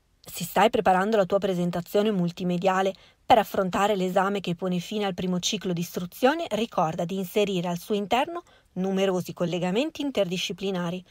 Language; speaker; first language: Italian; native; Italian